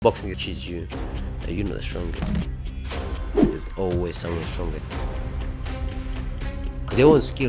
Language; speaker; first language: English; early bilingual, other home language; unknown